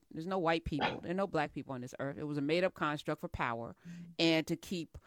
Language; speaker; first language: English; native; English